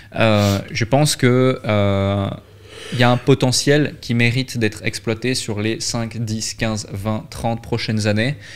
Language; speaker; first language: French; native; French